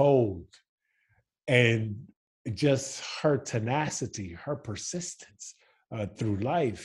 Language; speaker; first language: English; native; English